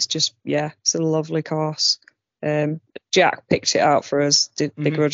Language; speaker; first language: English; native; English